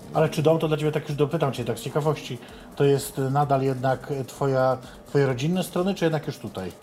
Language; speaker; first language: Polish; native; Polish